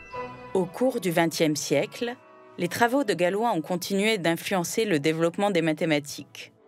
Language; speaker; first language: French; native; French